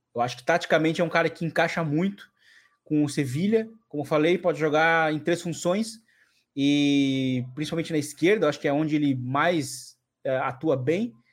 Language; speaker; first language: Portuguese; native; Portuguese